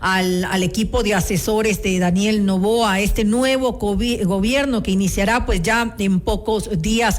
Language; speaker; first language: Spanish; native; Spanish